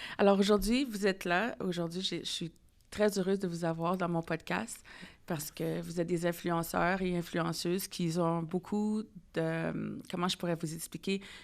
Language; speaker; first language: French; native; French